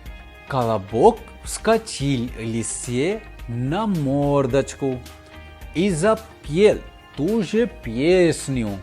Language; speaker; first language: Russian; non-native, fluent; Hindi